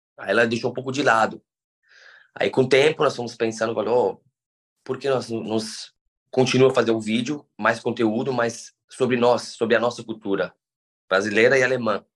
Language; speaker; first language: Portuguese; native; Portuguese